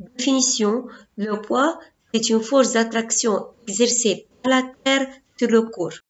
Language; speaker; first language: French; non-native, local second language; Arabic